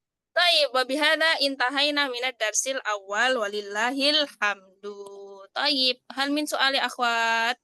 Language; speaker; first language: Arabic; non-native, fluent; Indonesian